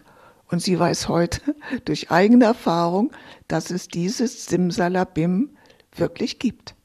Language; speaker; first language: German; native; German